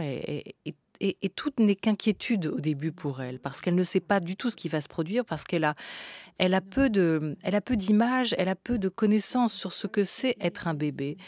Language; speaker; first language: French; native; French